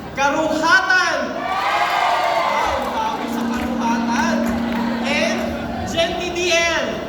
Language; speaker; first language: Filipino; native; Filipino